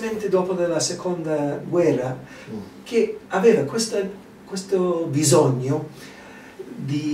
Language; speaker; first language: Italian; non-native, fluent; English